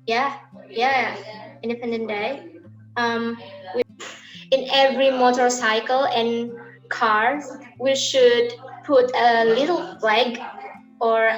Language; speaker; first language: English; non-native, learner; Indonesian